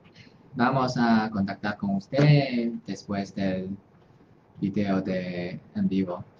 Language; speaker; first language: Spanish; non-native, fluent; Chinese